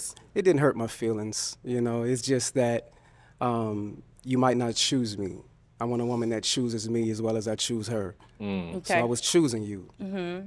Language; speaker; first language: English; native; English